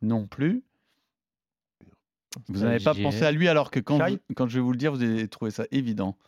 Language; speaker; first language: French; native; French